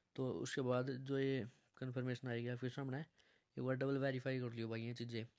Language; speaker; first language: Hindi; non-native, local second language; Punjabi